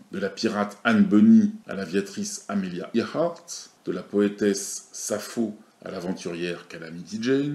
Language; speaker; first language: French; native; French